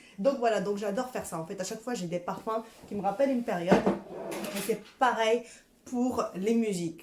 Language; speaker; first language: French; native; French